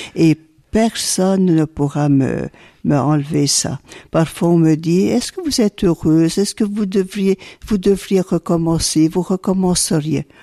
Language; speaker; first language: French; early bilingual, other home language; Italian